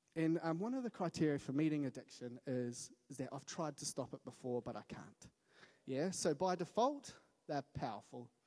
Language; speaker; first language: English; native; English